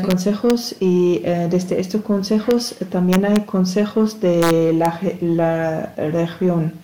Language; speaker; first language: Spanish; non-native, learner; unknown